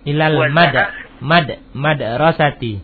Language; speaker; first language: Arabic; non-native, fluent; Indonesian